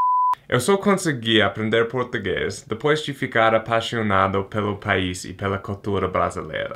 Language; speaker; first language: Portuguese; non-native, fluent; English